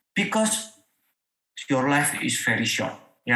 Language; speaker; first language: English; non-native, learner; Indonesian